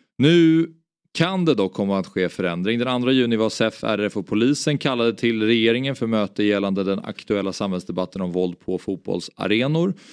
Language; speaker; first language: Swedish; native; Swedish